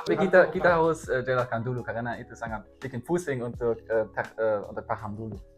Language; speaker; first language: Indonesian; non-native, learner; German